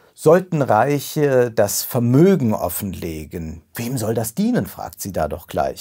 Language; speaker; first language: German; native; German